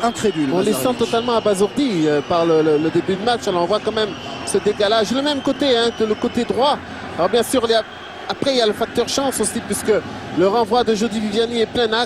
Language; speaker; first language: French; native; French